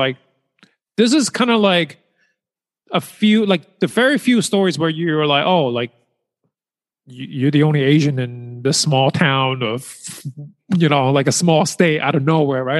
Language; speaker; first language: English; early bilingual, other home language; Chinese